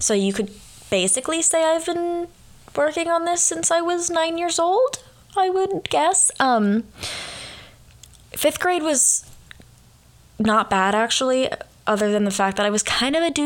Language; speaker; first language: English; native; English